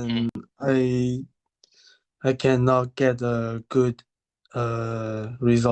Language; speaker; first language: English; non-native, learner; Chinese